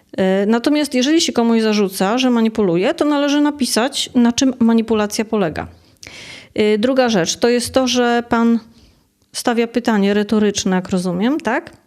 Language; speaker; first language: Polish; native; Polish